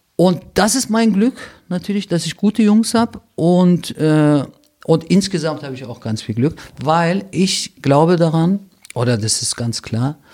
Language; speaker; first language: German; early bilingual, other home language; Turkish